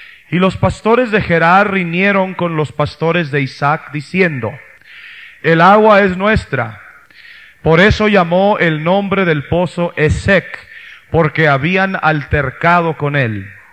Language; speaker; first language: Spanish; early bilingual, heritage; Spanish